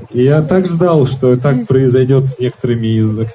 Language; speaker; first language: Russian; native; Russian